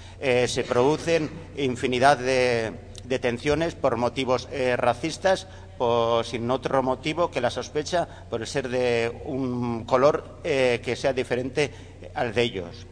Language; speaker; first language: Spanish; native; Spanish